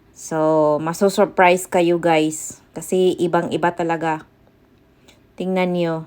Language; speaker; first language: Filipino; non-native, local second language; Cebuano